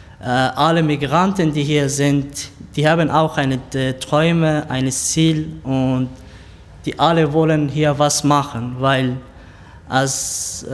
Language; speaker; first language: German; non-native, learner; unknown